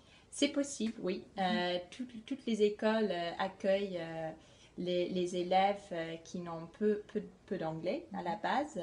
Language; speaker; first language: French; non-native, fluent; English